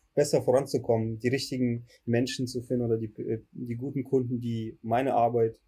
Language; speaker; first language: German; early bilingual, other home language; Russian